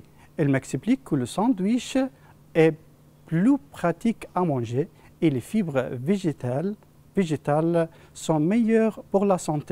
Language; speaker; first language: French; non-native, fluent; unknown